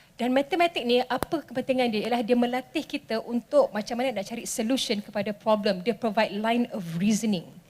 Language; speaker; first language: Malay; native; Malay